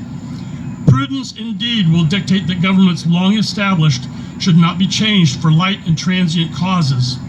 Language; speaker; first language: English; native; English